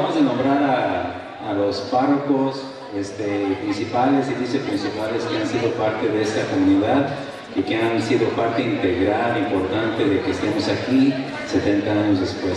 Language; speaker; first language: Spanish; native; Spanish